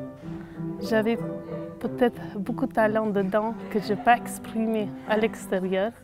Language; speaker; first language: French; non-native, learner; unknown